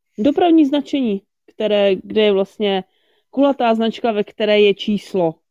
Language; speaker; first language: Czech; native; Czech